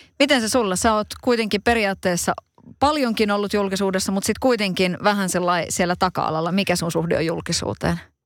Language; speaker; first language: Finnish; native; Finnish